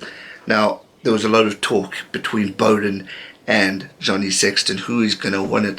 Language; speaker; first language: English; native; English